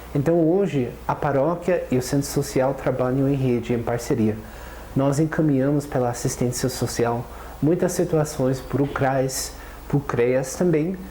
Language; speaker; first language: Portuguese; non-native, fluent; English